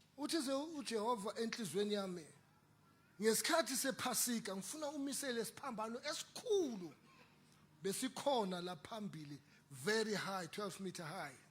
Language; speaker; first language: Zulu; native; Zulu